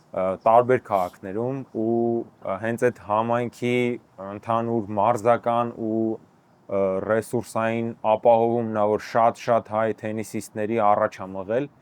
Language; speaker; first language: Armenian; native; Armenian